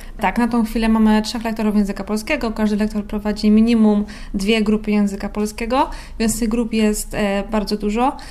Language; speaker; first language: Polish; native; Polish